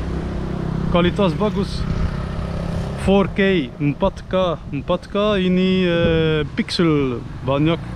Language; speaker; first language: Indonesian; non-native, learner; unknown